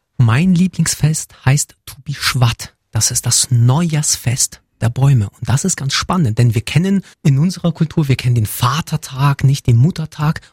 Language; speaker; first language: German; early bilingual, other home language; Russian